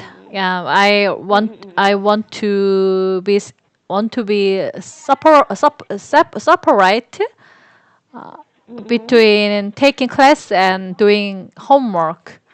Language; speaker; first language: English; non-native, learner; Korean